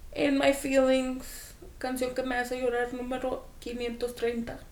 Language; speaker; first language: Spanish; early bilingual, other home language; English